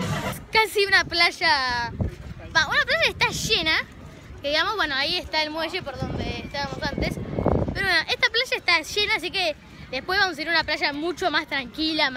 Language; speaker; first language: Spanish; native; Spanish